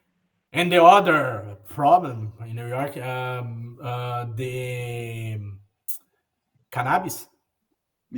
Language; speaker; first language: English; non-native, learner; Portuguese